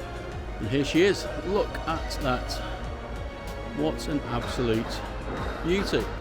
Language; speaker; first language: English; native; English